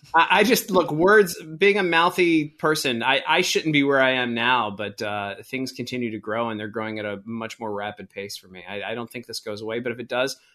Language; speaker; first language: English; native; English